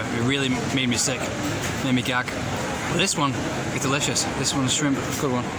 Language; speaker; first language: English; native; English